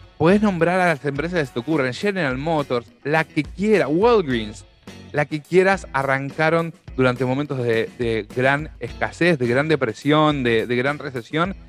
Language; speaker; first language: Spanish; native; Spanish